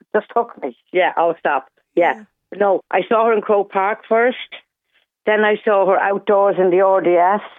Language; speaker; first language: English; native; English